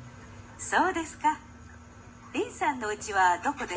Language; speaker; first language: Japanese; non-native, learner; Filipino